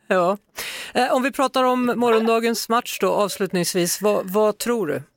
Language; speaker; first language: Swedish; native; Swedish